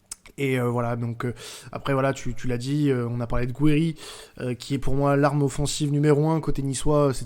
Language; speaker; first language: French; native; French